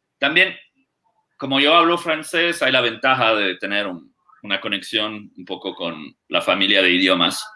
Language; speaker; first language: Spanish; non-native, fluent; French